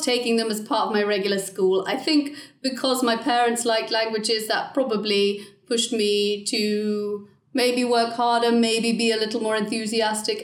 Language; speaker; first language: English; native; English